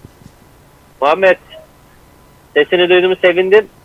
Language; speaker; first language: Turkish; native; Turkish